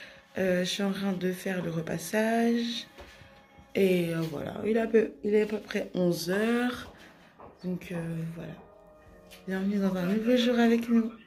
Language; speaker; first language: French; native; French